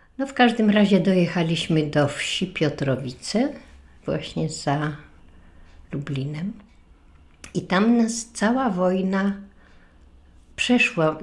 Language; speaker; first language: Polish; native; Polish